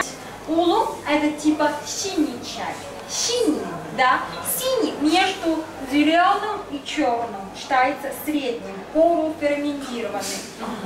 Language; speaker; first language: Russian; non-native, learner; Chinese